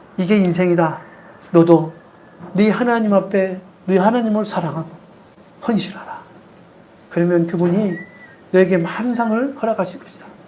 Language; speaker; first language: Korean; native; Korean